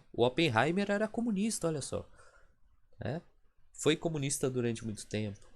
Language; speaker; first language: Portuguese; native; Portuguese